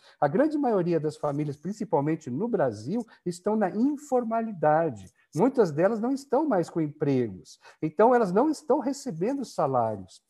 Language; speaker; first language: Portuguese; native; Portuguese